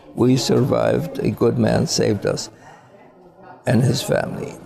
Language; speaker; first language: English; early bilingual, other home language; Polish